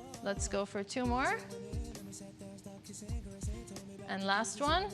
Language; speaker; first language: English; non-native, local second language; Arabic